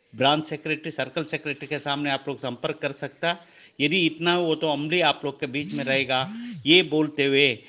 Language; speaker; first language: Hindi; non-native, local second language; Kannada